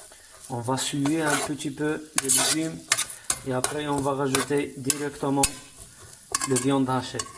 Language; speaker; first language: French; non-native, learner; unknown